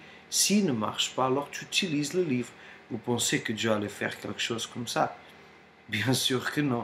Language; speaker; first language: French; non-native, fluent; Portuguese